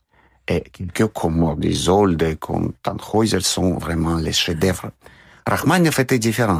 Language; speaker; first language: French; non-native, fluent; Russian